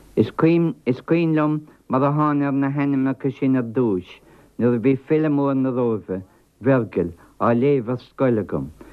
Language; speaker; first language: Irish; non-native, local second language; English